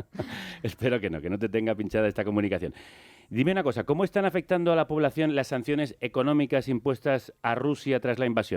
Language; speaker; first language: Spanish; native; Spanish